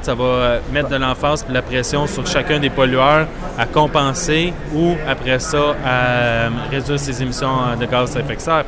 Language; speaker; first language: French; native; French